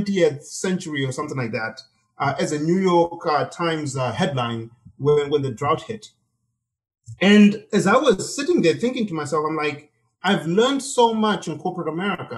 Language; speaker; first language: English; non-native, local second language; Shona